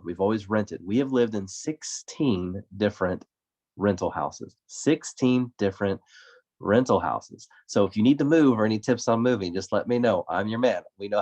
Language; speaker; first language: English; native; English